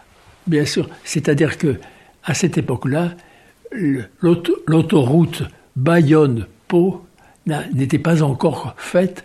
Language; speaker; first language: French; native; French